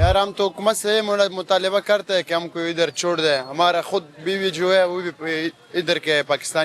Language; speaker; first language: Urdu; non-native, local second language; Pashto